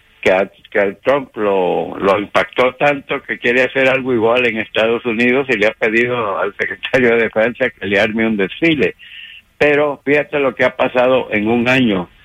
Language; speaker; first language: Spanish; native; Spanish